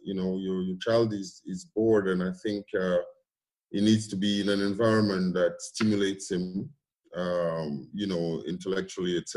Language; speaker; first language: English; non-native, local second language; French